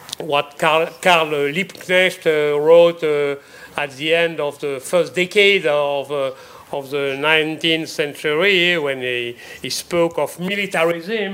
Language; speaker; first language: English; non-native, fluent; French